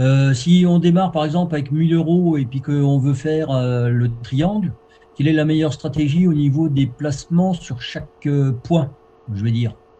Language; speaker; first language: French; native; French